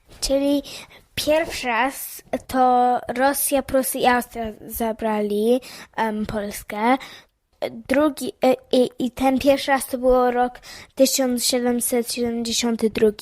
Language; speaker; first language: Polish; early bilingual, heritage; Polish